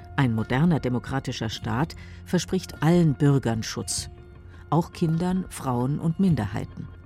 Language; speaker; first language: German; native; German